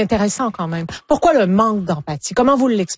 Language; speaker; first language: French; native; French